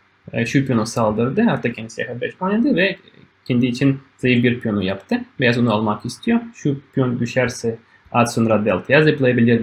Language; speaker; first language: Turkish; non-native, fluent; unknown